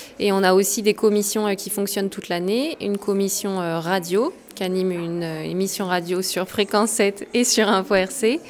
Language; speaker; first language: French; native; French